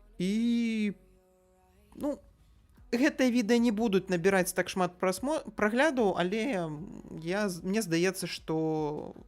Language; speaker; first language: Belarusian; non-native, local second language; Russian